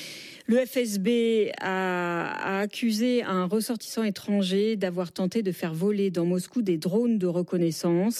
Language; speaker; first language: French; native; French